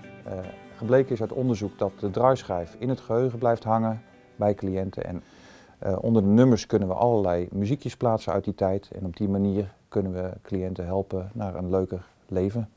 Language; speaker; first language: Dutch; native; Dutch